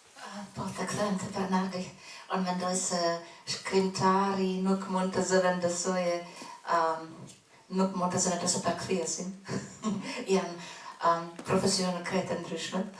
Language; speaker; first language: Albanian; non-native, fluent; German